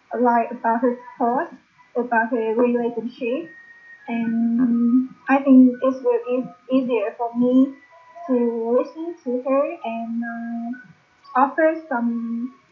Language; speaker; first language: English; non-native, learner; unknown